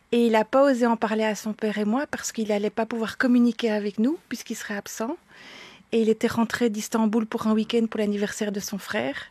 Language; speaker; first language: French; native; French